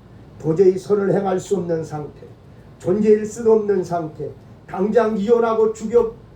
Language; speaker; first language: Korean; native; Korean